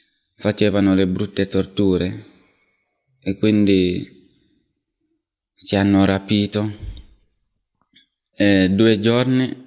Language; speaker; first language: Italian; non-native, learner; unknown